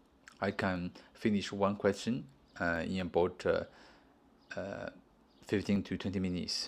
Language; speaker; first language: English; non-native, learner; Chinese